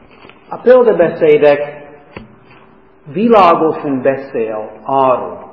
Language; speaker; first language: Hungarian; non-native, fluent; English